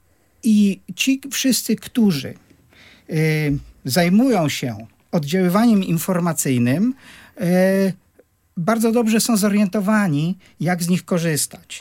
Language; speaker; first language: Polish; native; Polish